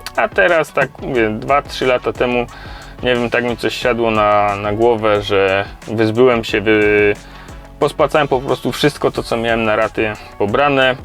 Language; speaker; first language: Polish; native; Polish